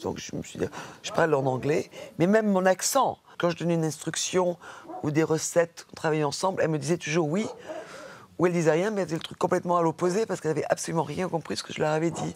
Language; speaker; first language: French; native; French